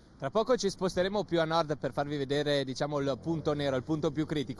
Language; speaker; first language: Italian; native; Italian